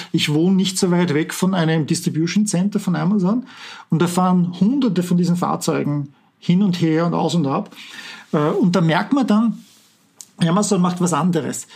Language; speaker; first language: German; native; German